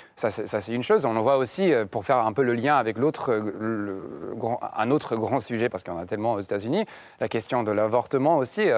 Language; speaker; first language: French; non-native, fluent; English